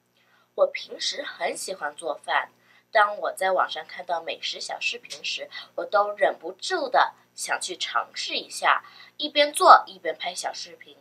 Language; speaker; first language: Chinese; early bilingual, other home language; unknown